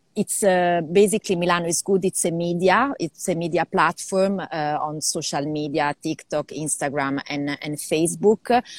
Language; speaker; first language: English; non-native, fluent; Italian